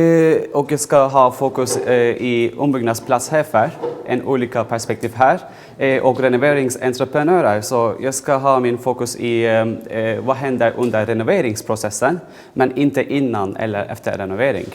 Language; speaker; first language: Swedish; non-native, fluent; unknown